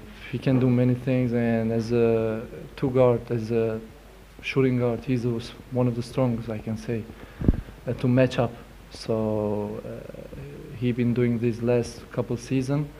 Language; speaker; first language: English; non-native, fluent; Turkish